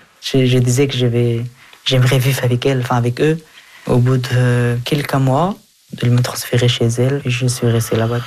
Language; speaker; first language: French; early bilingual, other home language; Persian